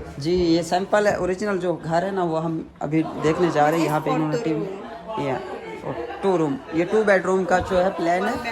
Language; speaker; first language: Urdu; non-native, local second language; Saraiki